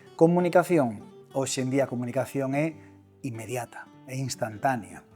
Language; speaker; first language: Galician; native; Galician